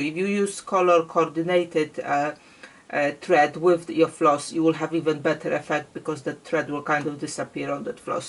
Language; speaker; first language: English; non-native, fluent; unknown